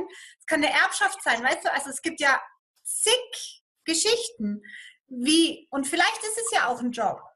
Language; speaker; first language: German; native; German